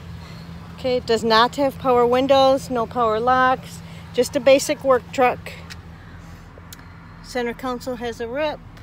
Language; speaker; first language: English; native; English